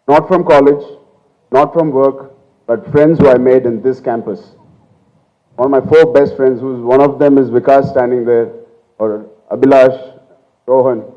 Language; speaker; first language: English; non-native, local second language; Telugu